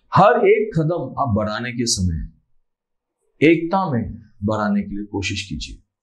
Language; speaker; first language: Hindi; non-native, local second language; Malayalam